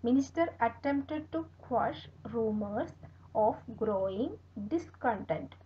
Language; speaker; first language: English; non-native, local second language; Malayalam